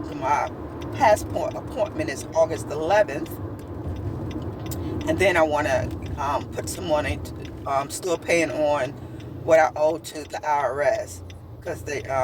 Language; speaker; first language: English; native; English